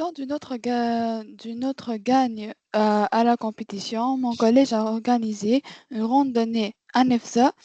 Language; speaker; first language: French; non-native, learner; Arabic